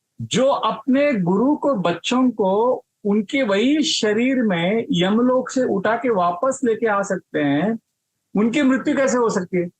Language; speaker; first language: Hindi; non-native, local second language; Marathi